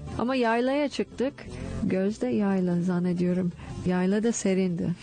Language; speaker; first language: Turkish; non-native, fluent; English